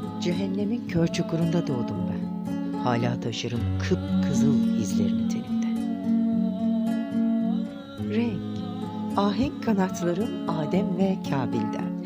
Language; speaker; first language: Turkish; native; Turkish